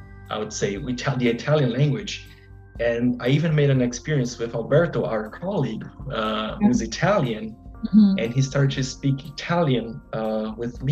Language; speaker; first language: English; non-native, fluent; Portuguese